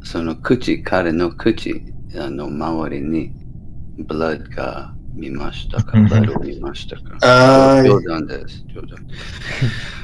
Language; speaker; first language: Japanese; non-native, learner; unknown